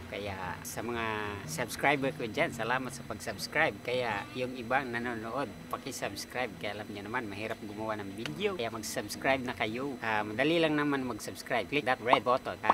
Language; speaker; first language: Filipino; native; Filipino